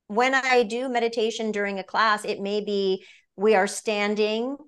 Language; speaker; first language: English; native; English